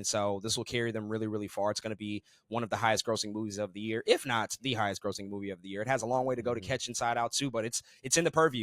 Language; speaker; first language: English; native; English